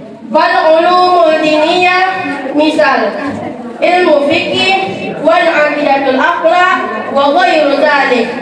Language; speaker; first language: Arabic; non-native, learner; Indonesian